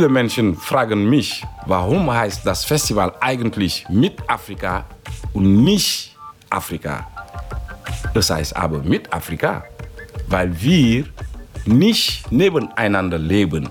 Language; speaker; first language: German; non-native, fluent; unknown